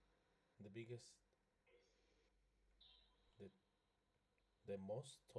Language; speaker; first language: English; non-native, learner; Spanish